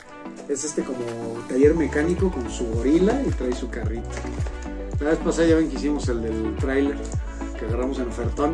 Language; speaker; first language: Spanish; native; Spanish